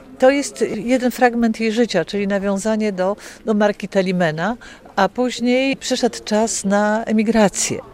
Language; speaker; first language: Polish; native; Polish